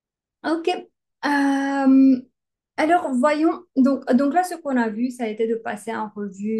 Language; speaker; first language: French; native; French